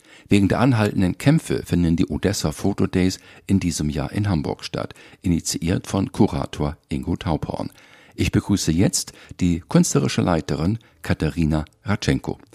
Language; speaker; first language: German; native; German